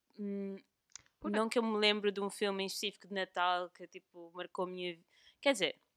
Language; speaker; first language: Portuguese; non-native, local second language; Kabuverdianu